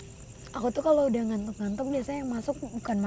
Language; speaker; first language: Indonesian; native; Indonesian